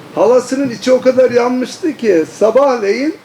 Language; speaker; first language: Turkish; native; Turkish